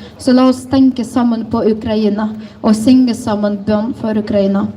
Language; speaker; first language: Norwegian; non-native, fluent; Ukrainian